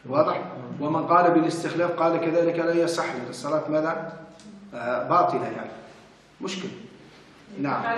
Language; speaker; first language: Arabic; native; Arabic